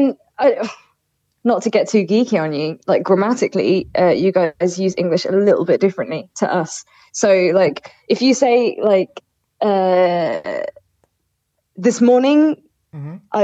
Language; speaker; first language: English; native; English